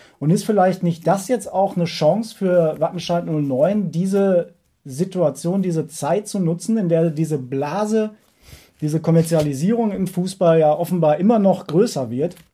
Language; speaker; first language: German; native; German